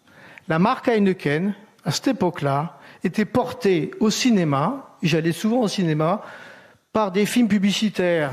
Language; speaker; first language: French; native; French